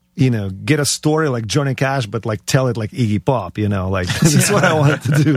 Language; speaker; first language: English; non-native, fluent; Russian